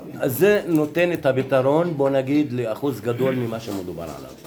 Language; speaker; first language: Hebrew; non-native, local second language; Arabic